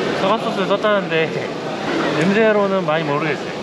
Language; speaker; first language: Korean; native; Korean